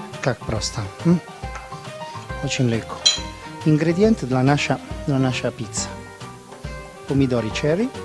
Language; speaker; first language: Russian; non-native, learner; Italian